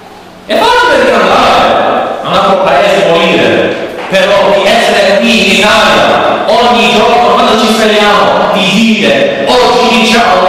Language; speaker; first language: Italian; non-native, learner; English